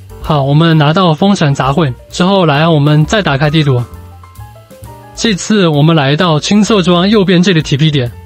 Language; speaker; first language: Chinese; native; Chinese